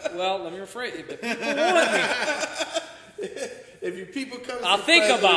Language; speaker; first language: English; native; English